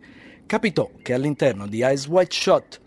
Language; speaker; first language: Italian; native; Italian